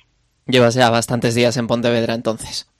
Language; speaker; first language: Spanish; native; Spanish